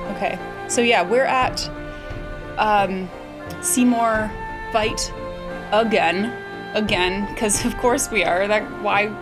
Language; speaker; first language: English; native; English